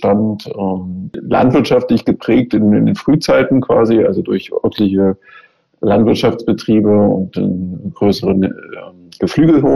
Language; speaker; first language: German; native; German